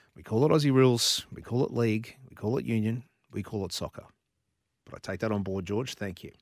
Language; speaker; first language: English; native; English